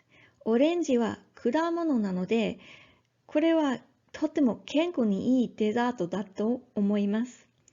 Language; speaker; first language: Japanese; non-native, learner; English